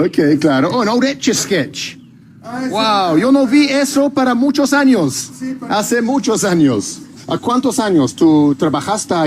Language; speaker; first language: Spanish; non-native, learner; English